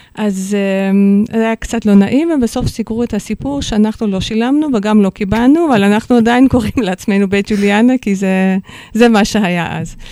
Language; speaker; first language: Hebrew; non-native, fluent; Dutch